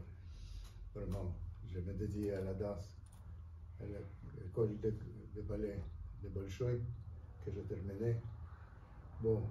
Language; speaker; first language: French; non-native, fluent; Russian